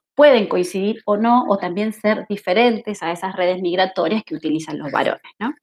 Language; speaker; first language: Spanish; native; Spanish